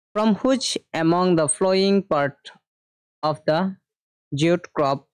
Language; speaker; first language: English; non-native, local second language; Assamese